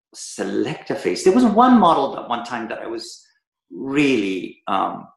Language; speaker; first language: English; early bilingual, other home language; Persian